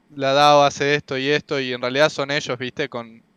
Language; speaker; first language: Spanish; native; Spanish